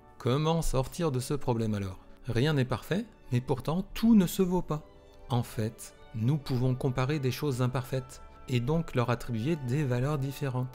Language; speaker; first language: French; native; French